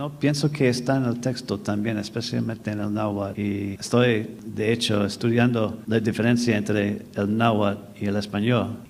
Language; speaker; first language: Spanish; non-native, fluent; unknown